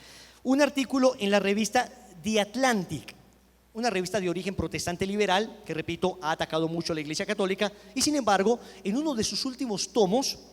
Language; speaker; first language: Spanish; native; Spanish